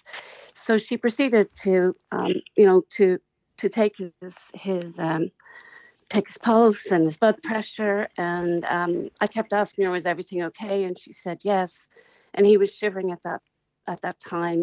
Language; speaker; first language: English; native; English